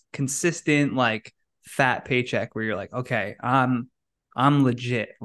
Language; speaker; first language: English; native; English